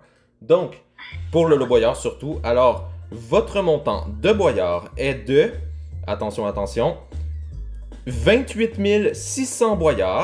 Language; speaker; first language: French; native; French